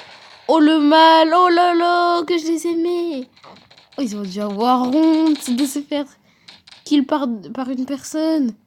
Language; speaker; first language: French; native; French